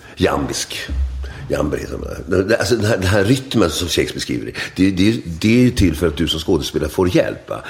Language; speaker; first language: Swedish; native; Swedish